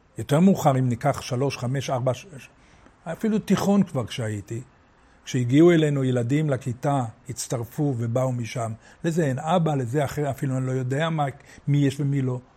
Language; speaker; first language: Hebrew; native; Hebrew